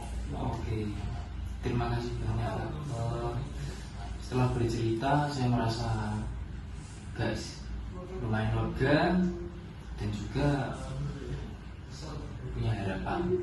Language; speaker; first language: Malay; non-native, fluent; Indonesian